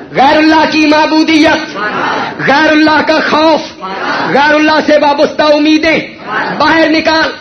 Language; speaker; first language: Urdu; non-native, local second language; Punjabi